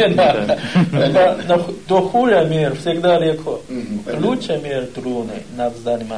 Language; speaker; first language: Russian; non-native, learner; Chinese